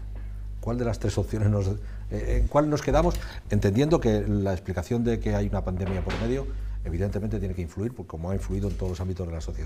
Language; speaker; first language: Spanish; native; Spanish